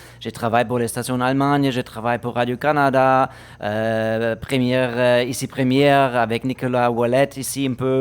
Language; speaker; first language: French; non-native, fluent; German